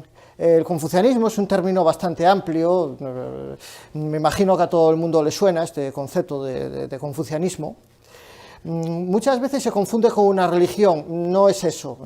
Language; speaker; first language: Spanish; native; Spanish